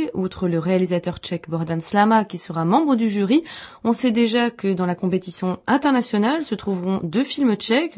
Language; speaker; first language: French; native; French